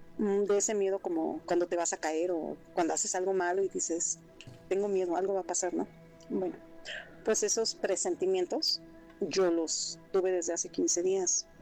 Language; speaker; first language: Spanish; native; Spanish